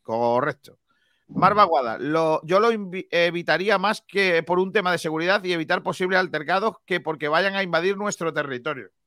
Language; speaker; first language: Spanish; native; Spanish